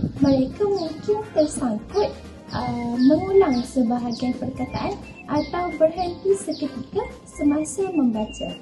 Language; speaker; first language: Malay; native; Malay